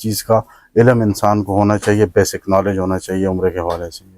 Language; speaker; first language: Urdu; native; Urdu